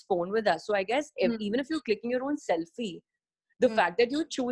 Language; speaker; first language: English; non-native, local second language; Hindi